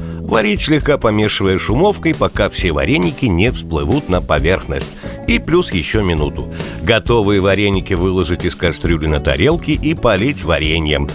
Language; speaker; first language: Russian; native; Russian